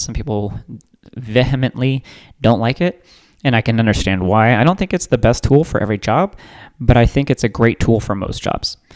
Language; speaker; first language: English; native; English